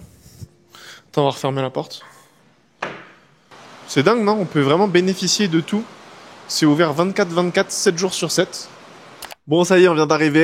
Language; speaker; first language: French; native; French